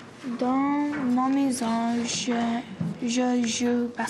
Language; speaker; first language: French; non-native, learner; Arabic